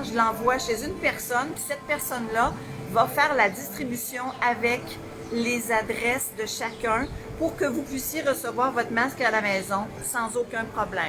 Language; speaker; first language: French; native; French